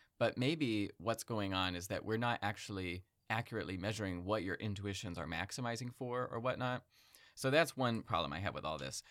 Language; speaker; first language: English; native; English